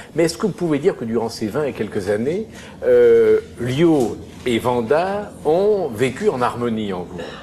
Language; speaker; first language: French; native; French